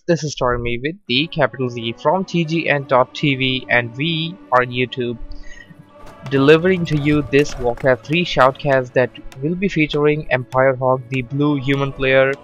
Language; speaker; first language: English; non-native, fluent; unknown